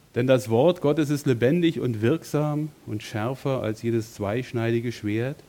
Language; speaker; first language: German; native; German